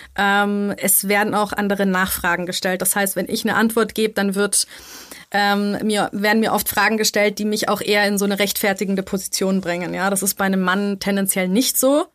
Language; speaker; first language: German; native; German